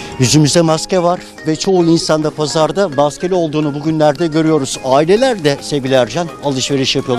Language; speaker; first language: Turkish; native; Turkish